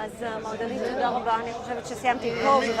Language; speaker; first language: Hebrew; native; Hebrew